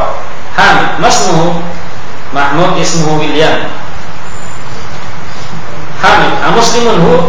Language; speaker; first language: Arabic; non-native, fluent; Indonesian